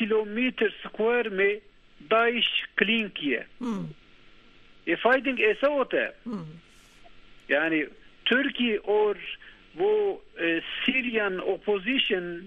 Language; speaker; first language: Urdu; non-native, learner; Turkish